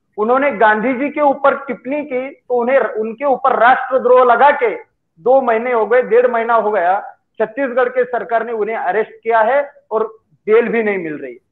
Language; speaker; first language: Hindi; non-native, local second language; Marathi